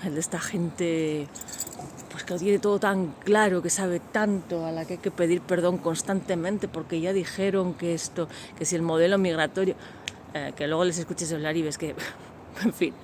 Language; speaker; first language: Spanish; native; Spanish